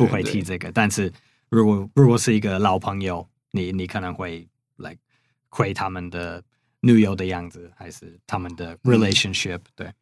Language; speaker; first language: Chinese; non-native, fluent; English